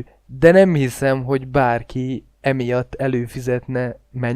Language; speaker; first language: Hungarian; native; Hungarian